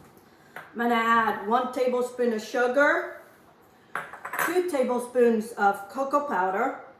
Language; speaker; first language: English; non-native, fluent; Portuguese